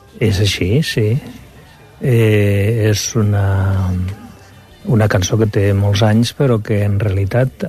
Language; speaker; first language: Catalan; non-native, local second language; Spanish